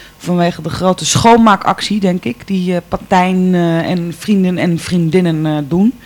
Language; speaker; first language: Dutch; native; Dutch